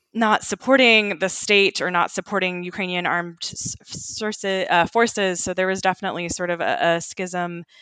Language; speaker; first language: English; early bilingual, other home language; Ukrainian